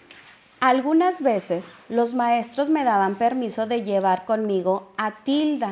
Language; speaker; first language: Spanish; native; Spanish